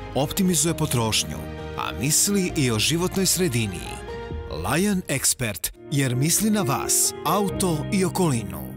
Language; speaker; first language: Croatian; early bilingual, heritage; Serbian